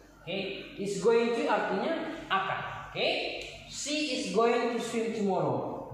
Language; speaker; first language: English; non-native, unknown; Indonesian